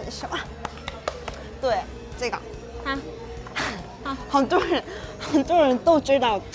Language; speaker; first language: Chinese; non-native, learner; Korean